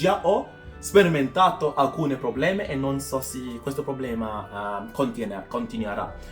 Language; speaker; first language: Italian; non-native, learner; English